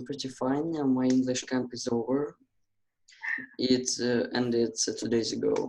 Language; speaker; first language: English; non-native, learner; Russian